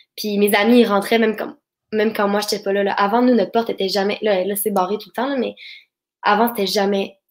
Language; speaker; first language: French; native; French